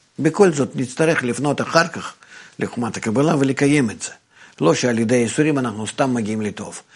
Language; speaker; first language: Hebrew; non-native, fluent; Russian